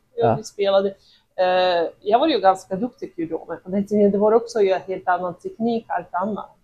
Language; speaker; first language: Swedish; non-native, fluent; Russian